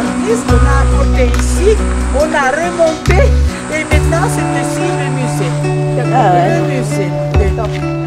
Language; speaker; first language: French; non-native, fluent; Russian